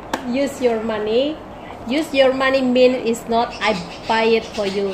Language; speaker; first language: English; non-native, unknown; Indonesian